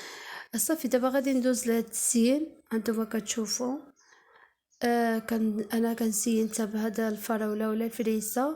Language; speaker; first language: Arabic; native; Arabic